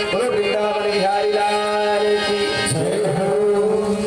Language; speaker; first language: Hindi; native; Hindi